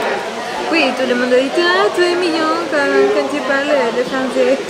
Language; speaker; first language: French; non-native, learner; Spanish